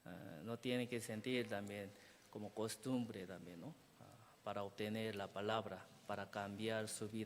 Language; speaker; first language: Spanish; non-native, learner; Korean